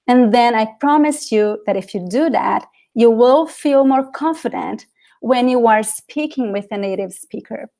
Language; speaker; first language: English; non-native, fluent; Portuguese